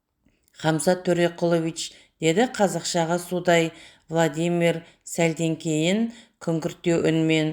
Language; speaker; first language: Kazakh; native; Kazakh